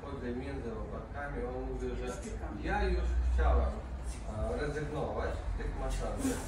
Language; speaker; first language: Polish; non-native, fluent; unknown